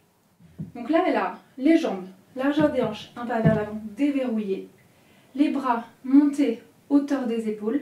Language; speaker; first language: French; native; French